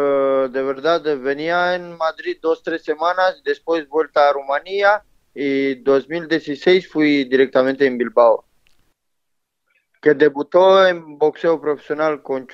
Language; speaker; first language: Spanish; non-native, learner; Romanian